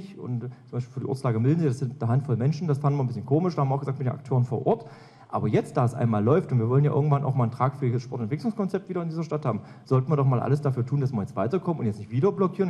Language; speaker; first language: German; native; German